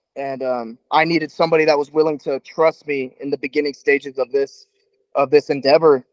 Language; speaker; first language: English; native; English